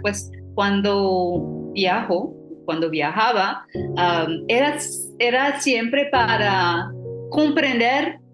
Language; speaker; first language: Spanish; non-native, fluent; English